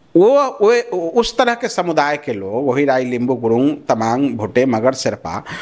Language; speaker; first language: Hindi; non-native, local second language; Maithili